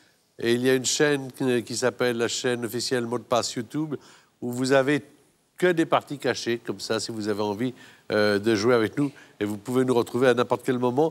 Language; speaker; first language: French; native; French